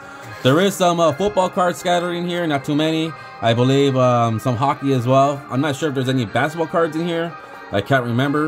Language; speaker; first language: English; native; English